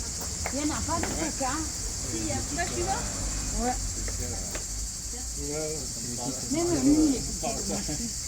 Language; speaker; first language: French; non-native, learner; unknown